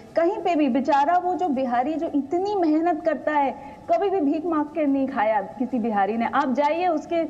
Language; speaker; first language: Hindi; native; Hindi